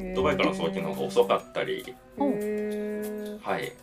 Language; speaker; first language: Japanese; native; Japanese